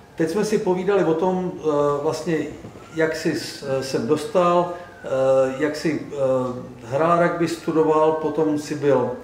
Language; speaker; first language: Czech; native; Czech